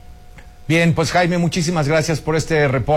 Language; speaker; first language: Spanish; native; Spanish